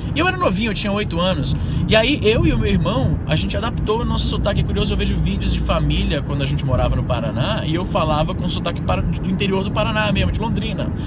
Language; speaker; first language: Portuguese; native; Portuguese